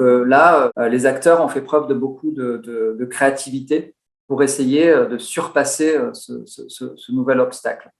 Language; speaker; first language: French; native; French